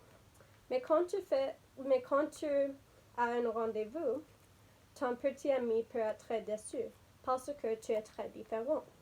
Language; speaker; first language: French; non-native, learner; English